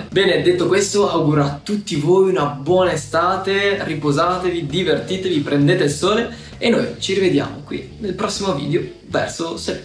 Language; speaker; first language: Italian; native; Italian